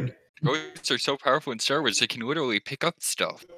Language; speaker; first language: English; native; English